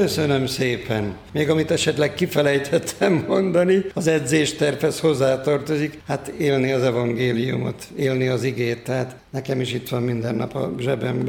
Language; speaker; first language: Hungarian; native; Hungarian